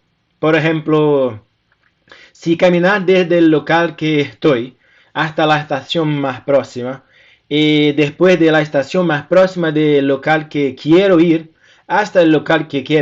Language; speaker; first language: Spanish; non-native, fluent; Portuguese